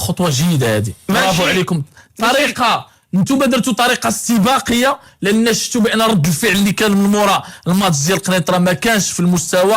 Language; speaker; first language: Arabic; native; Arabic